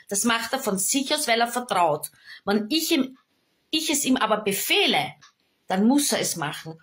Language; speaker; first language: German; native; German